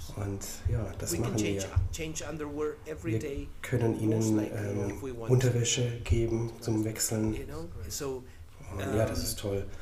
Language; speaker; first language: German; non-native, fluent; Spanish